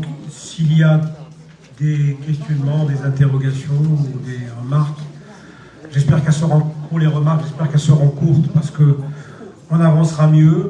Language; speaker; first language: French; non-native, local second language; Arabic